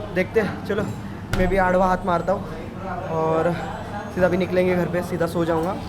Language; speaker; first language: Hindi; non-native, local second language; Marathi